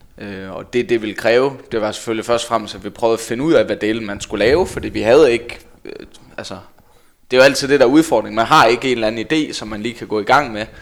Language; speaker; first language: Danish; native; Danish